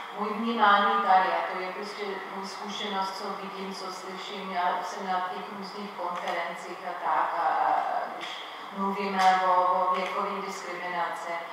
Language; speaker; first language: Czech; non-native, fluent; English